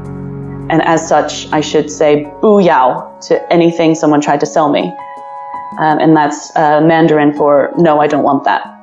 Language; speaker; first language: English; native; English